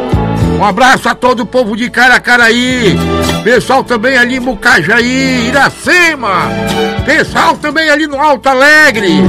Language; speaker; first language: Portuguese; native; Portuguese